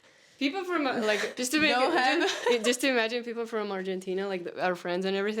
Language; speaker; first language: English; non-native, fluent; Spanish